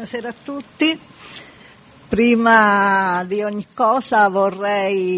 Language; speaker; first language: Italian; native; Italian